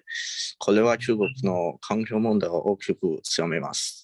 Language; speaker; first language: Japanese; non-native, learner; Chinese